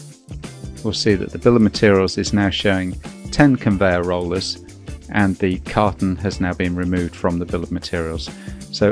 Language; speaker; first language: English; native; English